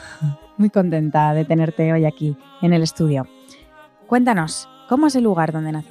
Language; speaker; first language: Spanish; native; Spanish